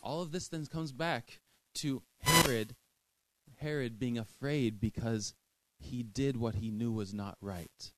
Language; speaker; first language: English; native; English